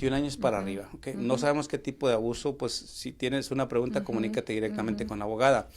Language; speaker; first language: Spanish; native; Spanish